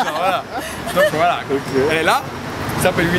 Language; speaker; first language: French; non-native, local second language; Wolof